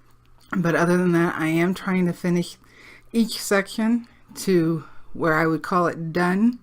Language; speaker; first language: English; native; English